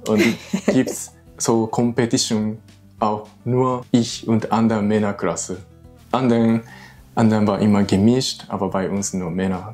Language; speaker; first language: German; non-native, learner; Japanese